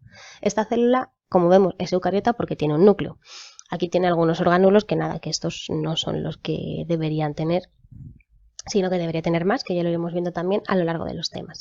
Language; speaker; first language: Spanish; native; Spanish